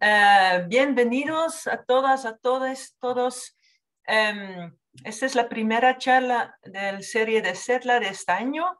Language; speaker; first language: Spanish; non-native, fluent; Dutch